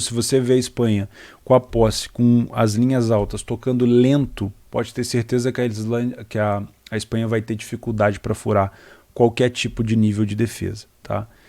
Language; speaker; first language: Portuguese; native; Portuguese